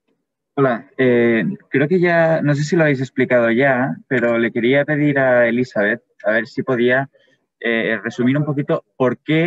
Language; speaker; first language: Spanish; native; Spanish